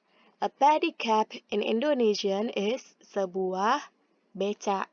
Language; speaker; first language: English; non-native, fluent; Indonesian